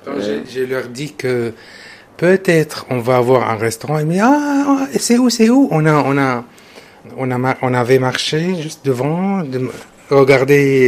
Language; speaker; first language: French; non-native, learner; Arabic